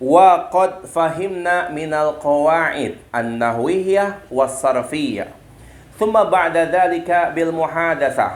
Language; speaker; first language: Arabic; non-native, fluent; Indonesian